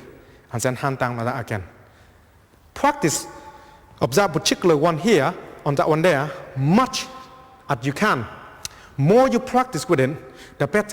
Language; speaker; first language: English; non-native, fluent; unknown